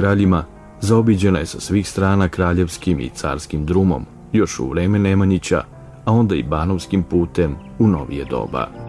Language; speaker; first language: Bosnian; native; Bosnian